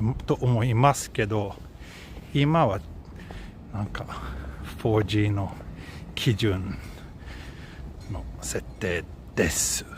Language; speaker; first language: Japanese; non-native, fluent; Swedish